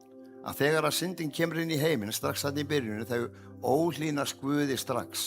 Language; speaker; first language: Icelandic; native; Icelandic